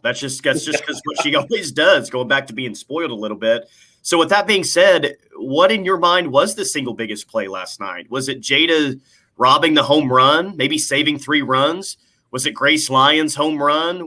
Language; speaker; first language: English; native; English